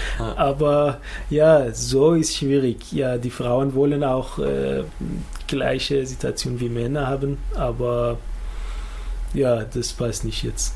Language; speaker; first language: German; non-native, learner; Persian